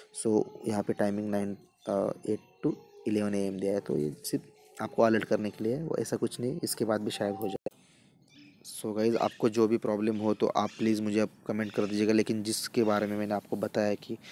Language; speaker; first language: Hindi; non-native, local second language; Marathi